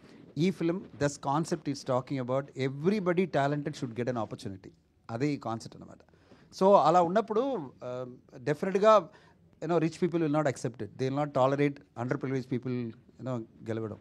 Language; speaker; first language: Telugu; non-native, fluent; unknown